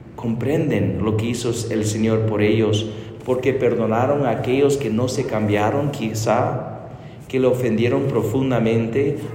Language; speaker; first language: Spanish; non-native, fluent; English